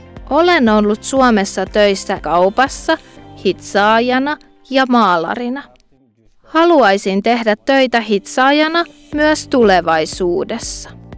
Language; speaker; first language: Finnish; non-native, fluent; Arabic